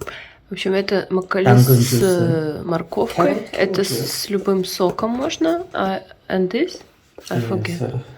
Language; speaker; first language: Russian; non-native, fluent; Ukrainian